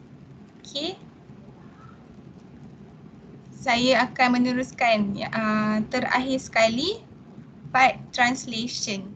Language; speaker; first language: Malay; native; Malay